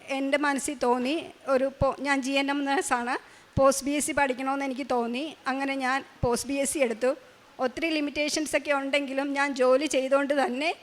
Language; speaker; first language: Malayalam; native; Malayalam